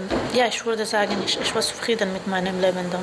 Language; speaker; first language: German; non-native, fluent; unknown